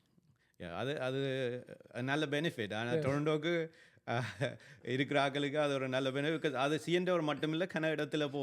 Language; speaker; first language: Tamil; early bilingual, other home language; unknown